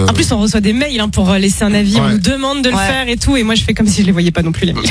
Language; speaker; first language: French; native; French